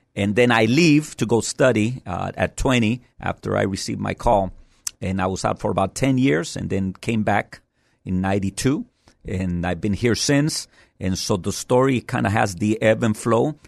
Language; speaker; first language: English; early bilingual, other home language; Spanish